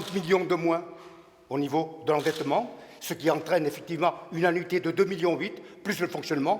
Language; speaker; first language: French; native; French